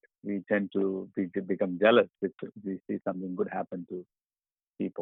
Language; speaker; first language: English; non-native, local second language; Tamil